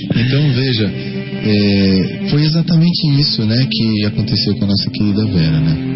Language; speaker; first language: Portuguese; native; Portuguese